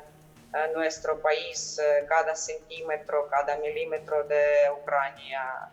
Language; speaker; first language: Spanish; non-native, fluent; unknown